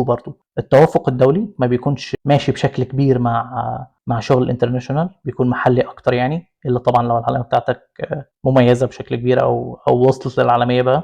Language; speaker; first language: Arabic; native; Arabic